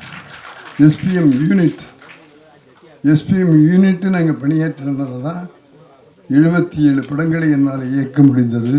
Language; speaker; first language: Tamil; native; Tamil